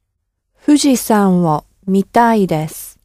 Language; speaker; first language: Japanese; non-native, learner; English